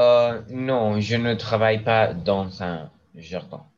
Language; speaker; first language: French; non-native, learner; Spanish